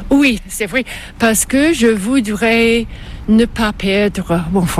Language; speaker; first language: French; non-native, local second language; English